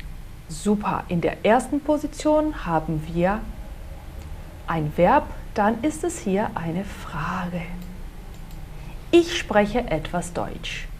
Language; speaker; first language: German; non-native, fluent; Portuguese